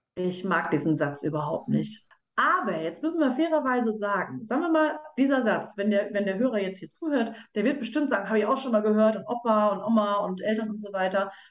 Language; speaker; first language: German; native; German